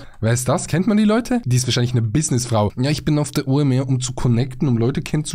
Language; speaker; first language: German; native; German